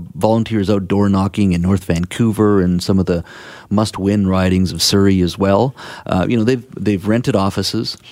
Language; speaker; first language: English; native; English